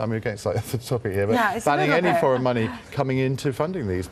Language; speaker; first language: English; native; English